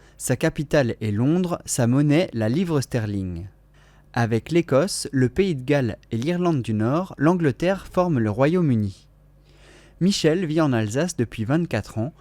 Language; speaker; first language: French; native; French